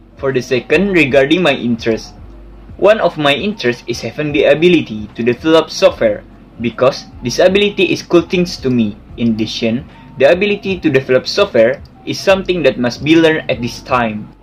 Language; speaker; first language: English; non-native, learner; Indonesian